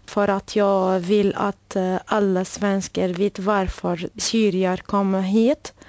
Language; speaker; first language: Swedish; non-native, learner; Arabic